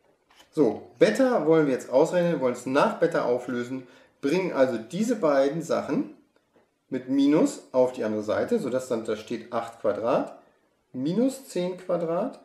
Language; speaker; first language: German; native; German